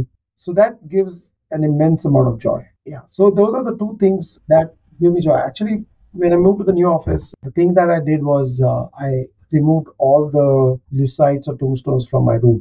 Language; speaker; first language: English; non-native, local second language; Marathi